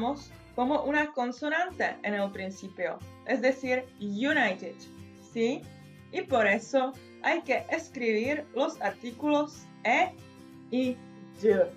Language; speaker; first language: Spanish; non-native, fluent; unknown